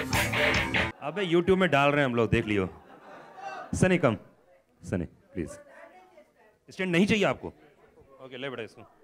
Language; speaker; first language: Hindi; native; Hindi